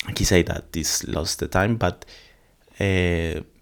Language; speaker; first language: English; non-native, learner; Spanish